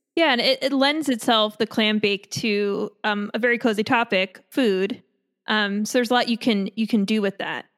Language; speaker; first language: English; native; English